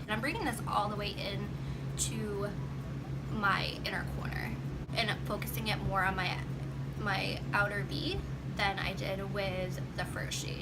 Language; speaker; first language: English; native; English